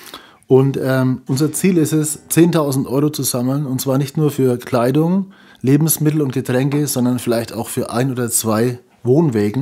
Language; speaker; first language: German; native; German